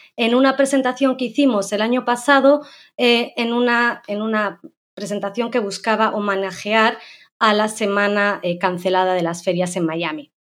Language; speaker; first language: Spanish; native; Spanish